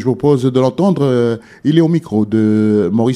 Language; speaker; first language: French; native; French